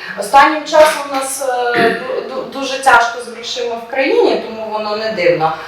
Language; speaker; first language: Ukrainian; native; Ukrainian